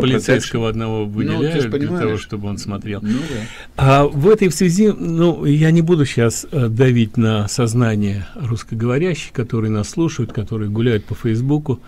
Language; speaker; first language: Russian; native; Russian